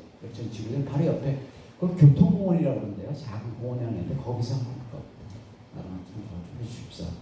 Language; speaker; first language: Korean; native; Korean